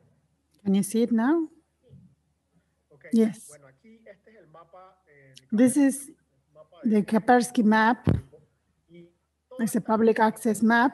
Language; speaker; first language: English; non-native, fluent; Spanish